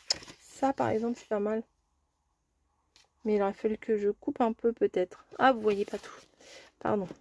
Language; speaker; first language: French; native; French